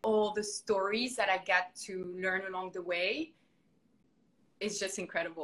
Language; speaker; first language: English; non-native, fluent; French